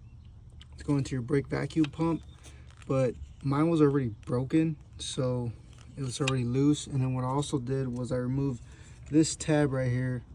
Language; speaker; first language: English; native; English